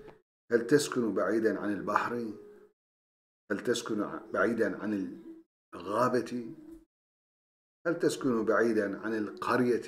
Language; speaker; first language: Arabic; non-native, fluent; Turkish